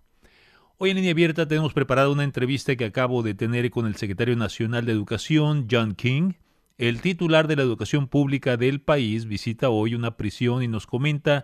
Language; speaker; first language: Spanish; native; Spanish